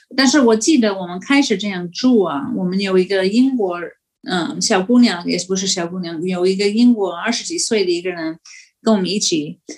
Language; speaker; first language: Chinese; non-native, fluent; English